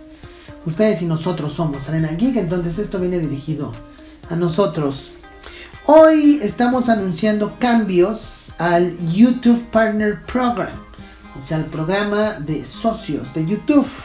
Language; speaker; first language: Spanish; native; Spanish